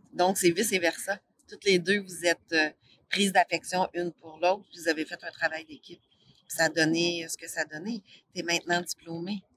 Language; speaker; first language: French; native; French